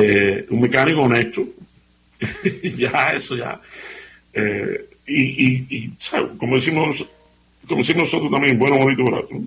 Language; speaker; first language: Spanish; native; Spanish